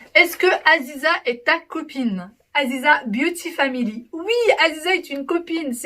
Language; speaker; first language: French; early bilingual, other home language; Arabic